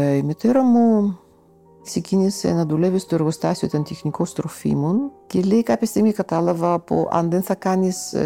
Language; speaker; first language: Greek; non-native, fluent; Russian